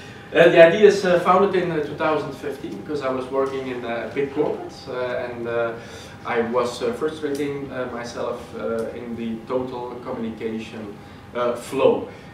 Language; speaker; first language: English; non-native, learner; Dutch